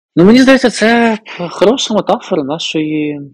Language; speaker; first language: Ukrainian; native; Ukrainian